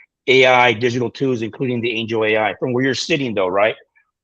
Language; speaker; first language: English; native; English